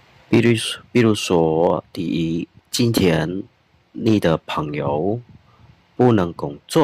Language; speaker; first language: Chinese; non-native, fluent; Khmer